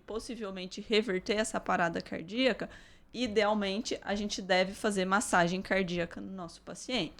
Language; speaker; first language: Portuguese; native; Portuguese